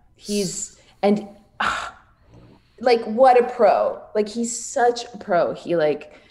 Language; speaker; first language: English; native; English